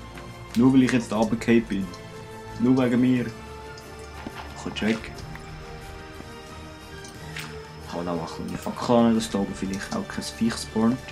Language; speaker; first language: German; native; German